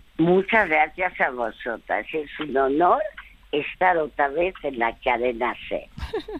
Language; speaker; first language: Spanish; non-native, fluent; French